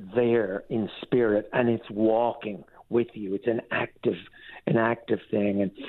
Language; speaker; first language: English; native; English